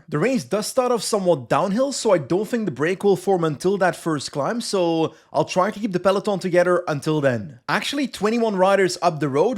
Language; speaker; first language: English; non-native, fluent; Dutch